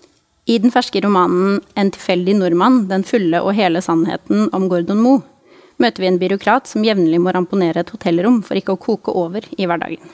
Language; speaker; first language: Norwegian; native; Norwegian